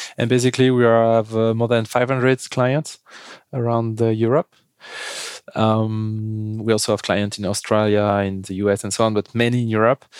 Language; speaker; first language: English; non-native, fluent; French